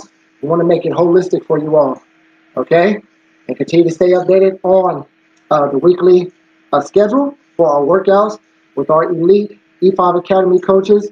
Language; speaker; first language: English; native; English